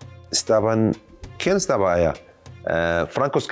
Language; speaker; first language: Spanish; non-native, learner; Arabic